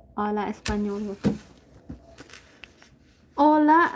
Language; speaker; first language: Spanish; non-native, learner; Filipino